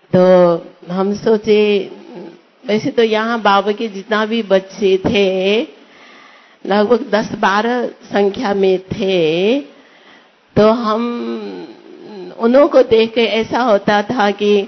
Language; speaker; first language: Hindi; non-native, local second language; Nepali